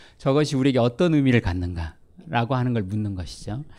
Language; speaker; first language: Korean; native; Korean